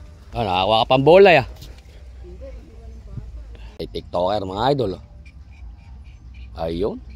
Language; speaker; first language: Filipino; native; Filipino